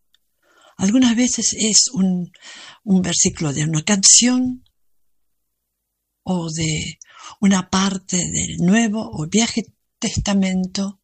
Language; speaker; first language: Spanish; non-native, learner; German